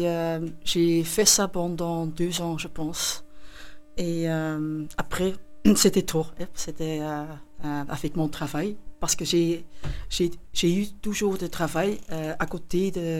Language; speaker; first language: French; non-native, local second language; Dutch